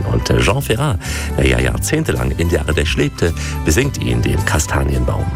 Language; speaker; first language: German; native; German